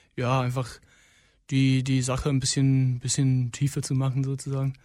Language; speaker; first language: German; non-native, fluent; English